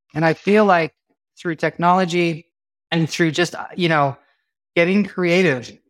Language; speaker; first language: English; native; English